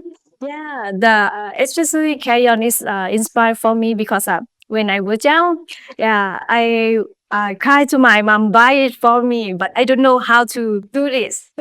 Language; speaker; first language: English; non-native, learner; Lao